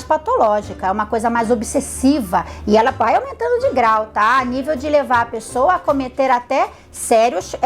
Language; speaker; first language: Portuguese; native; Portuguese